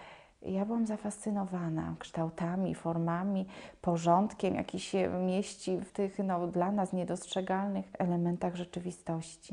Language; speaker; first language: Polish; native; Polish